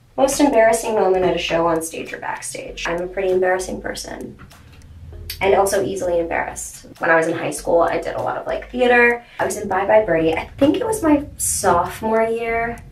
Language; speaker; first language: English; native; English